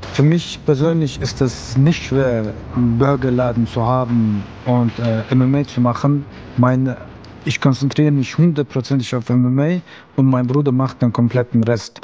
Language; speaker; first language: German; early bilingual, other home language; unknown